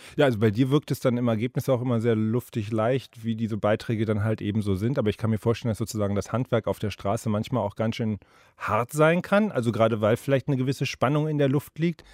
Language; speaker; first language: German; native; German